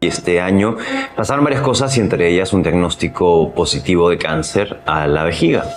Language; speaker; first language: Spanish; native; Spanish